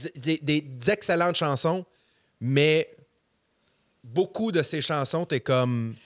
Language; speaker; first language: French; native; French